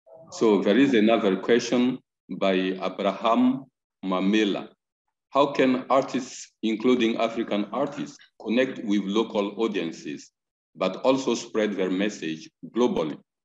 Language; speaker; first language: English; non-native, fluent; Bambara